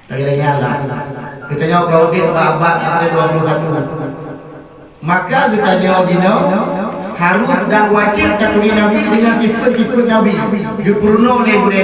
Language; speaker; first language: Indonesian; non-native, local second language; Achinese